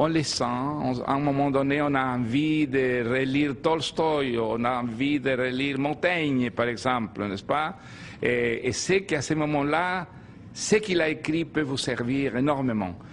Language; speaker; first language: French; non-native, fluent; Spanish